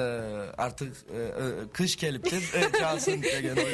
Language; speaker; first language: Kyrgyz; non-native, learner; Turkish